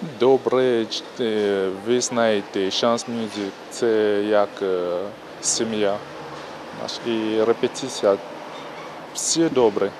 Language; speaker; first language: Ukrainian; non-native, learner; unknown